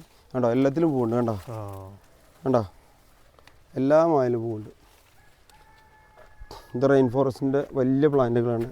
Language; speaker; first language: Malayalam; native; Malayalam